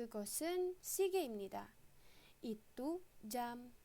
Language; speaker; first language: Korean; non-native, fluent; Indonesian